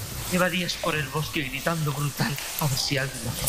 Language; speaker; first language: Spanish; native; Spanish